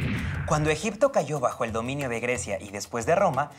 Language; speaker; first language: Spanish; native; Spanish